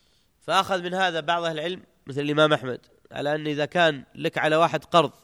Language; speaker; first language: Arabic; native; Arabic